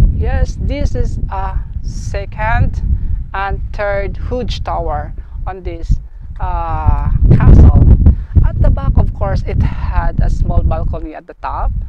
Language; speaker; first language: English; non-native, learner; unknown